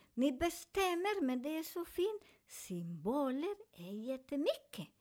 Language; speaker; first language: Swedish; non-native, learner; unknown